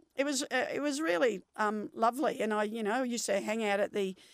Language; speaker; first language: English; native; English